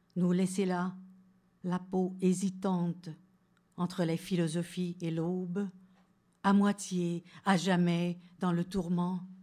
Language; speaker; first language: French; native; French